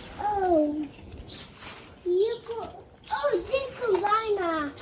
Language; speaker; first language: Dutch; non-native, learner; Thai